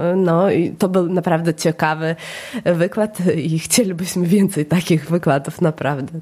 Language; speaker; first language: Polish; early bilingual, heritage; Polish